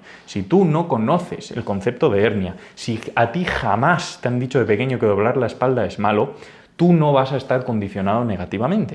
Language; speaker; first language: Spanish; native; Spanish